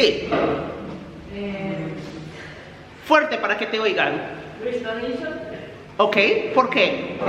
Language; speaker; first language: Spanish; non-native, fluent; English